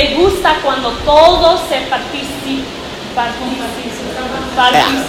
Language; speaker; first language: Spanish; non-native, learner; English